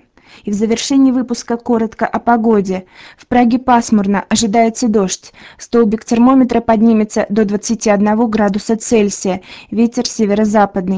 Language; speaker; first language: Russian; native; Russian